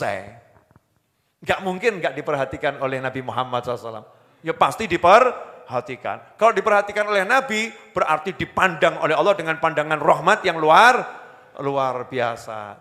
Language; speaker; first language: Indonesian; native; Indonesian